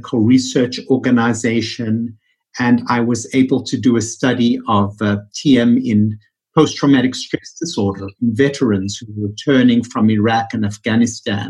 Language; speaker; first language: English; native; English